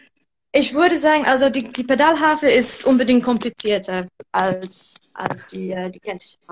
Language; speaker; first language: German; non-native, fluent; English